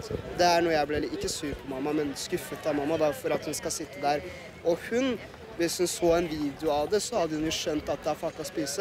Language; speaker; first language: Norwegian; native; Norwegian